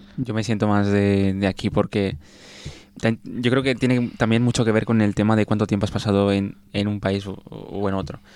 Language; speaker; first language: Spanish; early bilingual, other home language; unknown